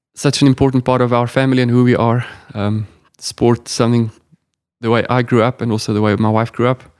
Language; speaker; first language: English; non-native, local second language; Afrikaans